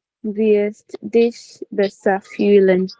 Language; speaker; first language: German; non-native, learner; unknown